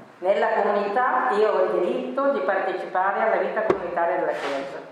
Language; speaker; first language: Italian; native; Italian